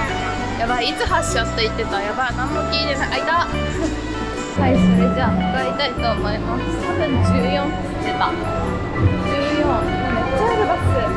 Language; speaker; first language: Japanese; native; Japanese